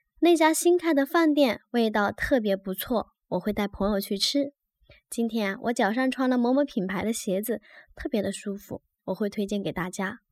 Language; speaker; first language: Chinese; native; Chinese